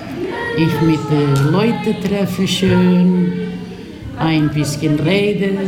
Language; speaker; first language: German; non-native, learner; Kurdish